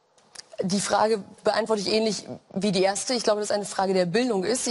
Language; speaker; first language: German; native; German